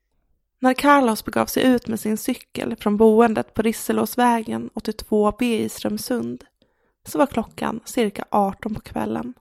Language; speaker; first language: Swedish; native; Swedish